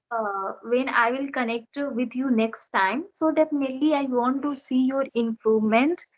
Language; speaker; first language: English; non-native, learner; Odia